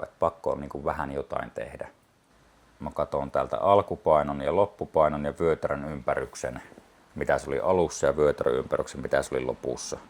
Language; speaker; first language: Finnish; native; Finnish